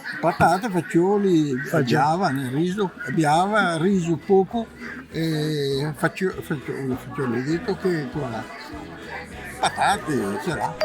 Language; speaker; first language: Italian; early bilingual, heritage; Portuguese